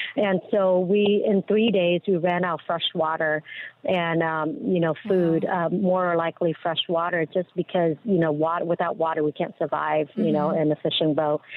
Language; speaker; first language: English; early bilingual, other home language; Vietnamese